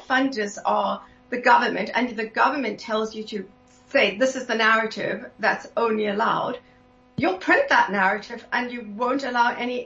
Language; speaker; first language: English; native; English